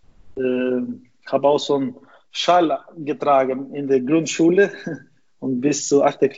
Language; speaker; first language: German; non-native, fluent; Albanian